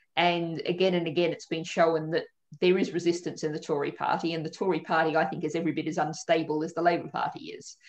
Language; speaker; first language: English; native; English